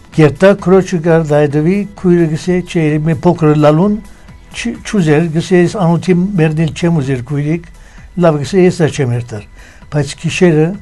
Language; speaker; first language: Armenian; early bilingual, heritage; Armenian